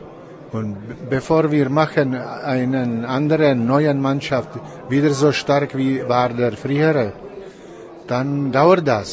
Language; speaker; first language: German; non-native, learner; Czech